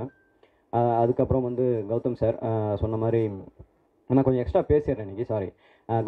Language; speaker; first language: Tamil; native; Tamil